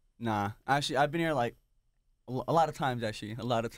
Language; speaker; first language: English; native; English